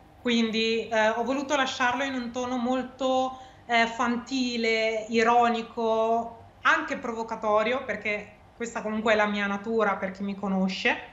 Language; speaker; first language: Italian; native; Italian